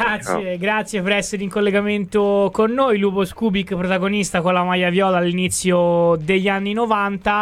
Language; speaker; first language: Italian; native; Italian